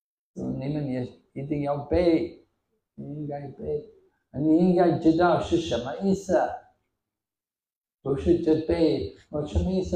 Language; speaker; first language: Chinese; non-native, fluent; English